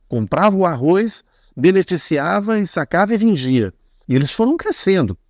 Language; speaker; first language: Portuguese; native; Portuguese